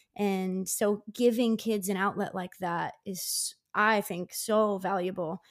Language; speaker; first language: English; native; English